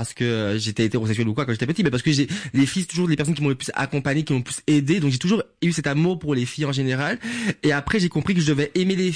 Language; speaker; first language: French; non-native, local second language; Guadeloupean Creole French